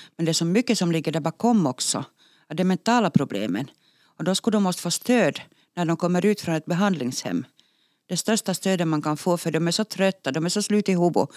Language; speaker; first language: Swedish; native; Swedish